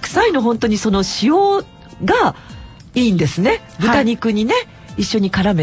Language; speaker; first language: Japanese; native; Japanese